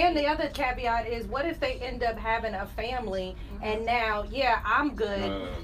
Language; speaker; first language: English; native; English